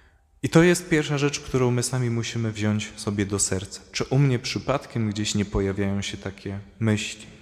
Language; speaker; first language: Polish; native; Polish